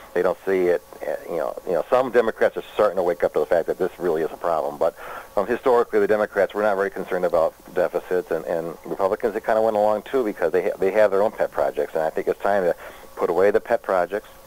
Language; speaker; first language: English; native; English